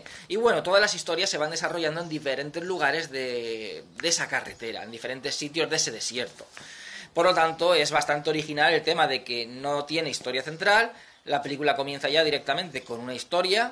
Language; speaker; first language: Spanish; native; Spanish